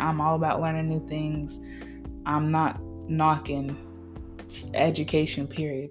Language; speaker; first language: English; native; English